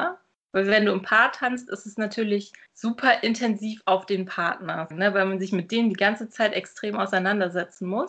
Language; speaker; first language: German; native; German